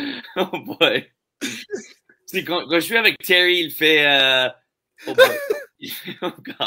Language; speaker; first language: French; non-native, local second language; English